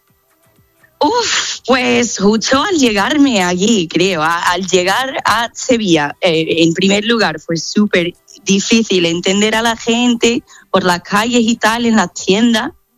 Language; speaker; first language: Spanish; non-native, fluent; English